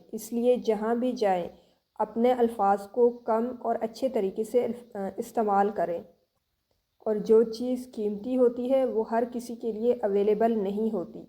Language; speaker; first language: Urdu; native; Urdu